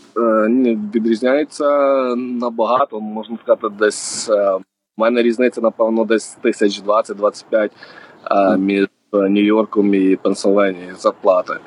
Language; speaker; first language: Ukrainian; native; Ukrainian